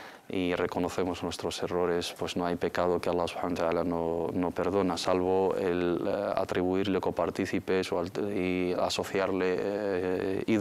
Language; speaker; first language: Spanish; native; Spanish